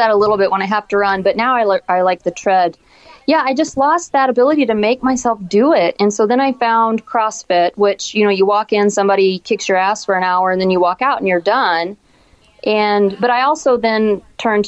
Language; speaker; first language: English; native; English